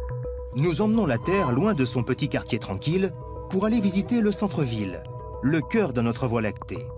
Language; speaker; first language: French; native; French